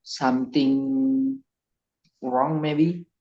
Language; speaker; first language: English; non-native, learner; Indonesian